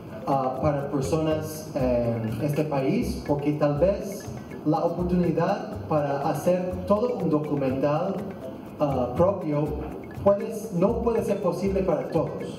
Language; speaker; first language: Spanish; non-native, fluent; English